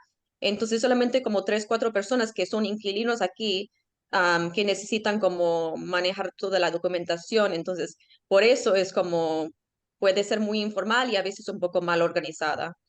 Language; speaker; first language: Spanish; early bilingual, heritage; Spanish